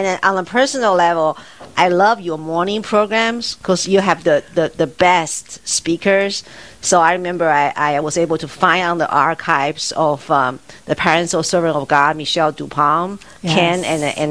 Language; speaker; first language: English; non-native, fluent; Chinese